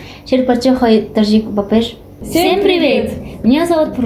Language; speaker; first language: Russian; non-native, learner; Japanese